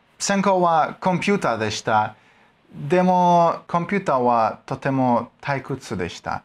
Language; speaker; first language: Japanese; non-native, learner; Russian